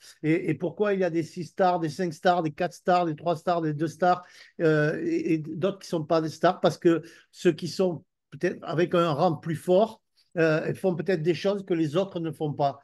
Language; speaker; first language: French; native; French